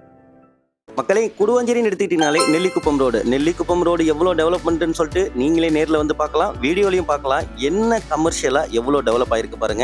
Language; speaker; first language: Tamil; native; Tamil